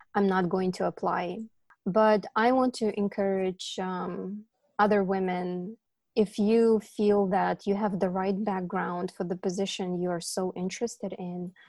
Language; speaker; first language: English; non-native, fluent; Ukrainian